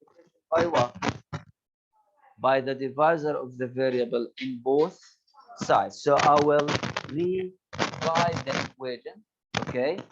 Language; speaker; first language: English; non-native, local second language; Arabic